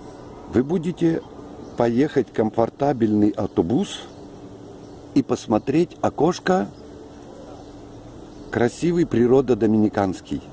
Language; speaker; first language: Russian; non-native, learner; Spanish